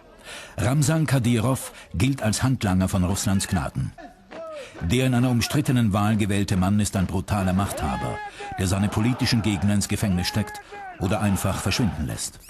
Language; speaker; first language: German; native; German